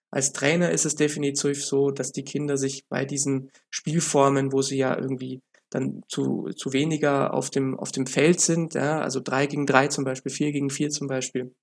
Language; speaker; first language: German; native; German